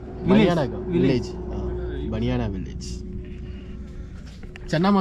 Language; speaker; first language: Hindi; non-native, learner; Tamil